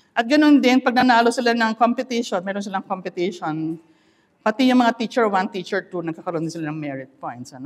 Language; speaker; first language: Filipino; non-native, local second language; Iloko